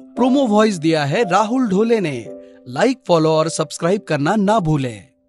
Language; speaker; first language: Hindi; non-native, local second language; Marathi